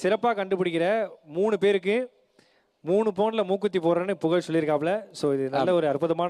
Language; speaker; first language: Tamil; native; Tamil